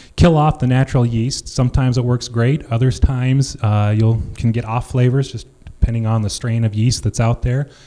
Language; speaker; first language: English; native; English